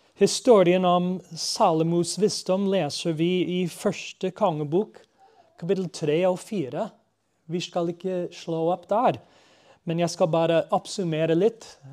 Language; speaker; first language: Norwegian; non-native, fluent; English